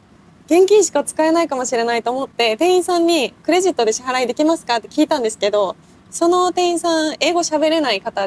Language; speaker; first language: Japanese; native; Japanese